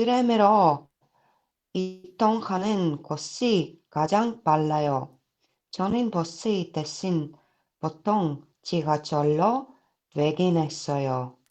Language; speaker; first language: Korean; non-native, learner; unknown